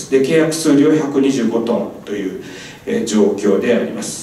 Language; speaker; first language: Japanese; native; Japanese